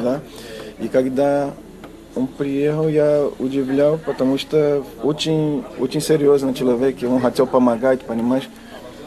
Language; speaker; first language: Russian; non-native, learner; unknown